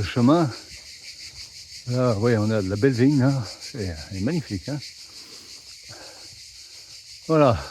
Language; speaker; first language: French; native; French